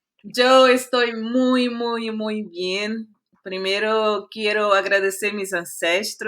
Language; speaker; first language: Spanish; non-native, fluent; Portuguese